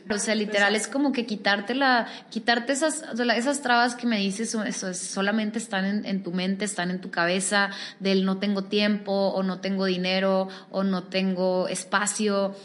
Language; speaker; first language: Spanish; native; Spanish